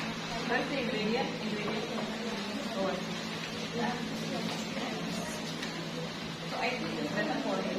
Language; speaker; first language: English; non-native, fluent; Indonesian